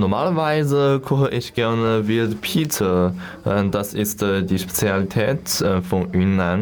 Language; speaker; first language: German; non-native, learner; Chinese